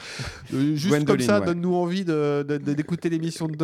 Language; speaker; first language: French; native; French